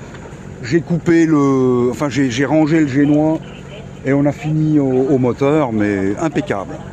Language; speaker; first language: French; native; French